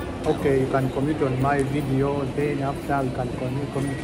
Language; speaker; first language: English; non-native, learner; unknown